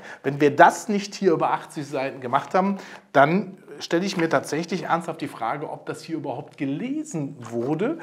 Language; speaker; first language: German; native; German